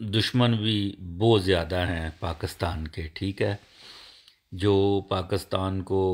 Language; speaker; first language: Urdu; non-native, local second language; Punjabi